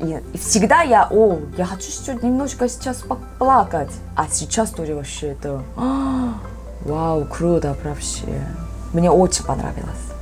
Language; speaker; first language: Russian; non-native, learner; Korean